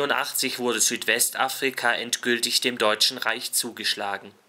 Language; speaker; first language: German; native; German